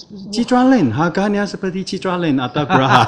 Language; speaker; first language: Indonesian; non-native, learner; Chinese